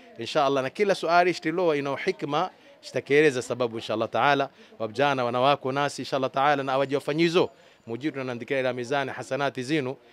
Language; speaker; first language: Swahili; native; Swahili